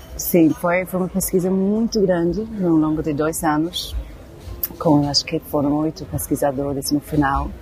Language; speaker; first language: Portuguese; non-native, fluent; English